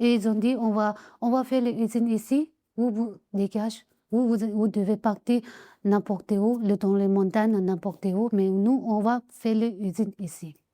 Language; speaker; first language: French; non-native, learner; Tibetan